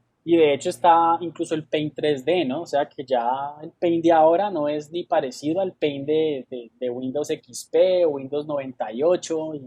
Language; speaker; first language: Spanish; native; Spanish